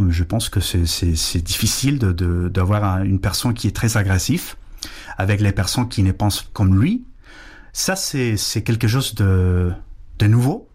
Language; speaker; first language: French; non-native, fluent; Spanish